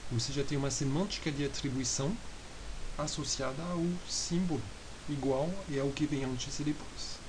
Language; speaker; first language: Portuguese; non-native, fluent; French